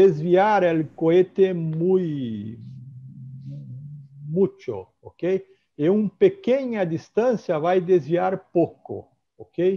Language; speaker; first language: Spanish; non-native, learner; Portuguese